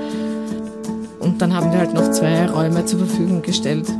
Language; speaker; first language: German; native; German